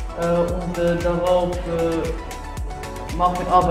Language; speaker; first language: German; non-native, fluent; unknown